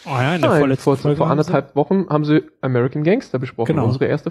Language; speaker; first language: German; native; German